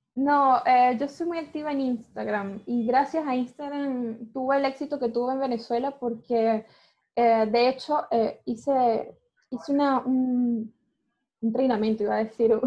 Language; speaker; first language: Spanish; native; Spanish